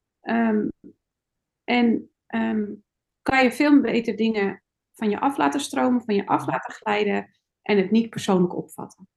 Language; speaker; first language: Dutch; native; Dutch